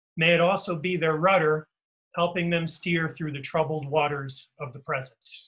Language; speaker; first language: English; native; English